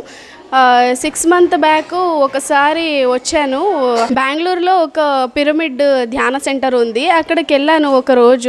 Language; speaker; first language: Telugu; non-native, learner; Kannada